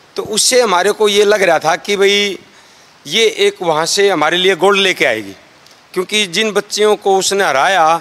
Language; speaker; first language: Hindi; native; Hindi